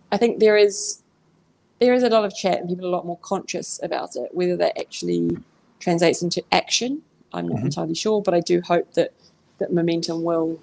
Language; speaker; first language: English; native; English